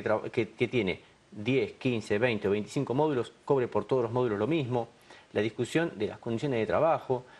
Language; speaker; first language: Spanish; native; Spanish